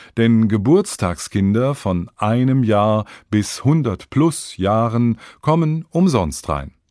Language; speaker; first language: German; native; German